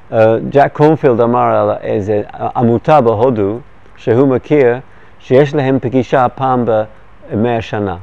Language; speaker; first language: Hebrew; non-native, fluent; English